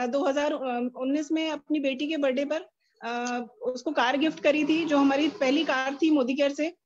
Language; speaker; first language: Hindi; native; Hindi